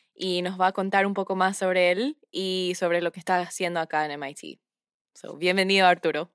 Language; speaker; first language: Spanish; early bilingual, heritage; Spanish